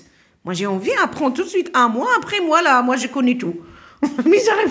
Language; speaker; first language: French; non-native, learner; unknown